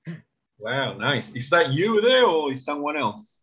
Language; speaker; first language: English; non-native, learner; Spanish